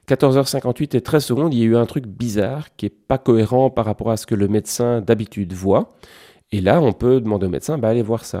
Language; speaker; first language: French; native; French